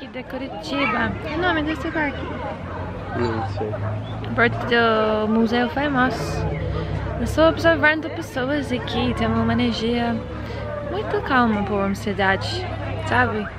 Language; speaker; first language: Portuguese; non-native, learner; English